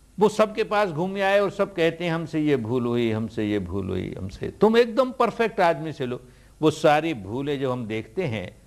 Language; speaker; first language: Hindi; early bilingual, heritage; Hindi